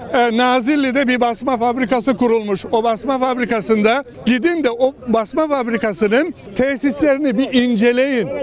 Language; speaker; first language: Turkish; native; Turkish